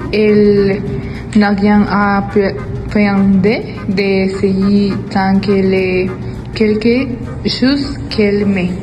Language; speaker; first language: French; non-native, learner; Spanish